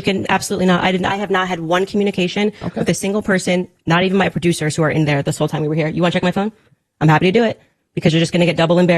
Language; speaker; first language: English; native; English